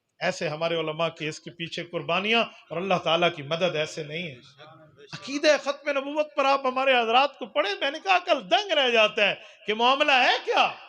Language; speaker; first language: Urdu; non-native, local second language; Punjabi